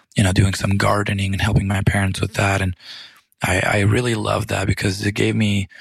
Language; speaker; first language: English; early bilingual, other home language; Romanian